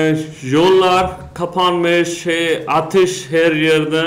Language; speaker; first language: Turkish; non-native, learner; Urdu